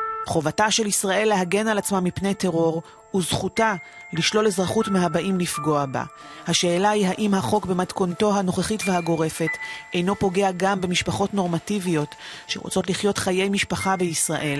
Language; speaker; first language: Hebrew; native; Hebrew